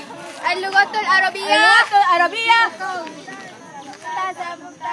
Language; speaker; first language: Arabic; non-native, learner; Malay